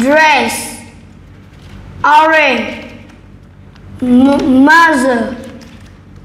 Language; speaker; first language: English; non-native, learner; Vietnamese